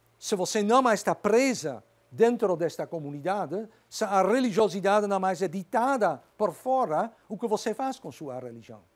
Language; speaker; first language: Portuguese; non-native, fluent; Dutch